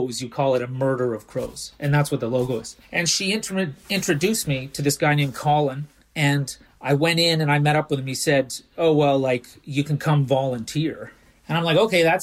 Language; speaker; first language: English; native; English